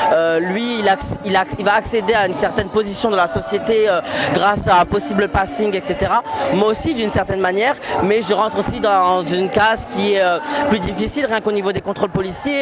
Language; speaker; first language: French; native; French